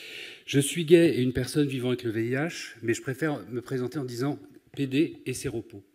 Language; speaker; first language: French; native; French